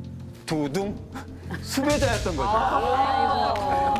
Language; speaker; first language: Korean; native; Korean